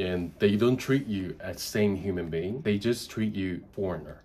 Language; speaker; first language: English; non-native, fluent; Korean